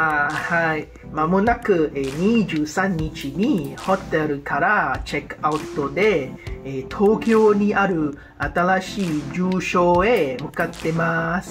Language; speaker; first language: Japanese; non-native, fluent; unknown